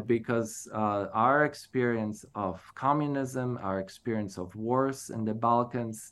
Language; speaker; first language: English; non-native, fluent; Polish